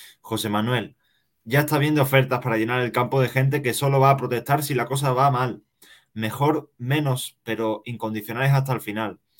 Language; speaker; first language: Spanish; native; Spanish